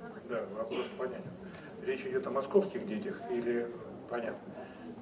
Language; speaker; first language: Russian; native; Russian